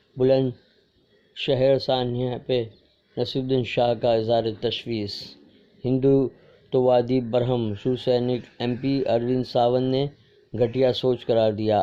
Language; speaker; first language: Urdu; native; Urdu